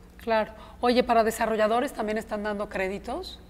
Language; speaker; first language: Spanish; native; Spanish